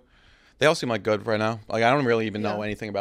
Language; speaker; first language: English; native; English